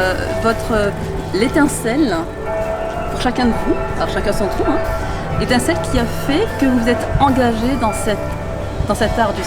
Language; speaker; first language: French; native; French